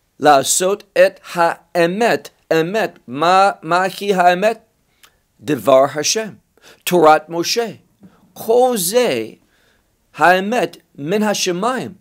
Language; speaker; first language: Hebrew; non-native, fluent; English